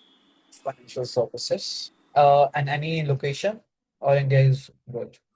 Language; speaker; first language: English; non-native, local second language; Hindi